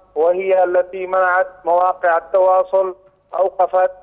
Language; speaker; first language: Arabic; non-native, fluent; Urdu